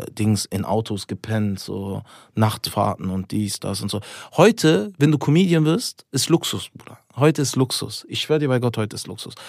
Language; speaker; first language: German; early bilingual, other home language; Turkish